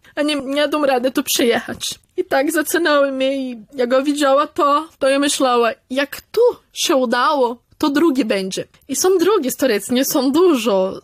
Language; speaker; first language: Polish; early bilingual, heritage; Polish